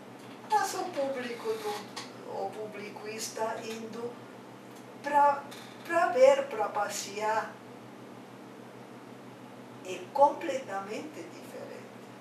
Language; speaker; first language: Portuguese; non-native, fluent; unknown